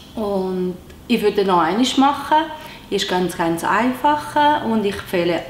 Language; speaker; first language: German; non-native, local second language; Italian